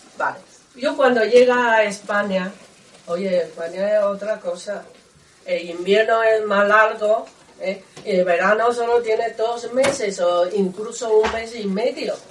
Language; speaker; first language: Spanish; non-native, learner; Chinese